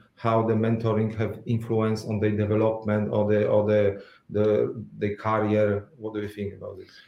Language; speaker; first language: English; non-native, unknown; Polish